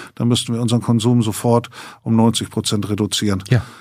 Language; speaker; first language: German; native; German